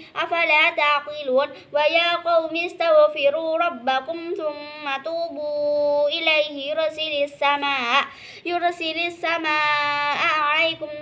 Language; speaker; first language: Arabic; non-native, learner; Indonesian